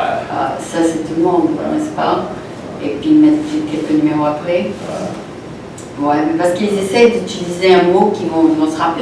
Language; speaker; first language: French; non-native, local second language; Arabic